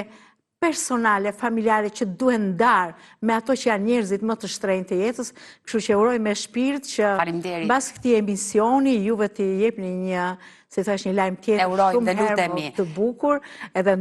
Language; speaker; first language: Albanian; native; Albanian